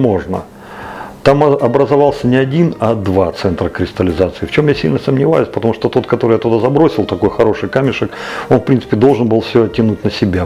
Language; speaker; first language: Russian; native; Russian